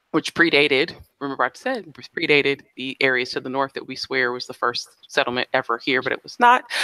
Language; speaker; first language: English; native; English